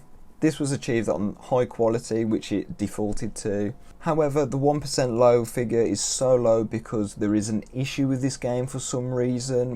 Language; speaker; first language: English; native; English